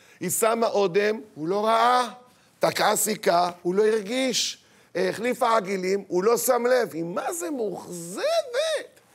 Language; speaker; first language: Hebrew; native; Hebrew